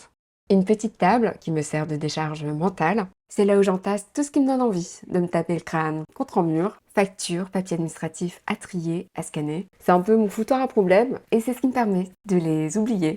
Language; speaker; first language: French; native; French